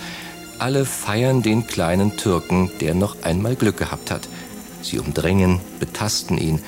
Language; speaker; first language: German; native; German